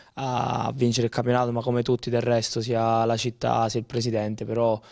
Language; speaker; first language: Italian; native; Italian